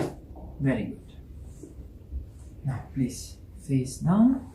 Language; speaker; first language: English; non-native, learner; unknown